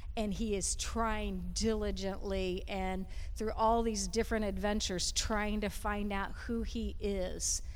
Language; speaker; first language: English; native; English